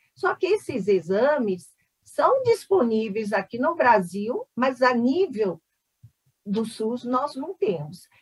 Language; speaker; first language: Portuguese; early bilingual, other home language; Korean